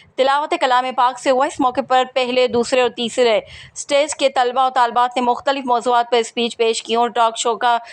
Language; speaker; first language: Urdu; non-native, local second language; Baluchi